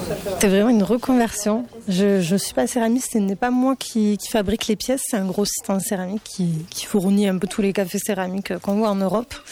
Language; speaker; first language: French; native; French